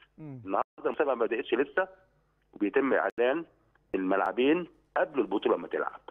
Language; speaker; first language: Egyptian Arabic; native; Egyptian Arabic